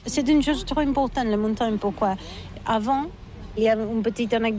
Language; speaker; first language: French; non-native, learner; Catalan